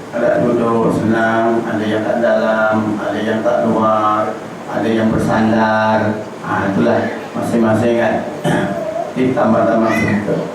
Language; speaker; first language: Malay; non-native, local second language; Javanese